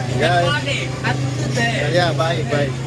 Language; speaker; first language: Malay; non-native, learner; Turkish